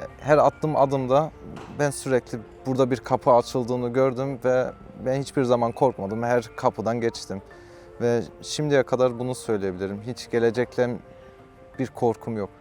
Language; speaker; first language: Turkish; early bilingual, heritage; Turkish